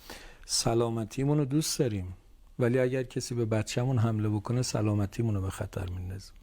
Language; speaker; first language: Persian; native; Persian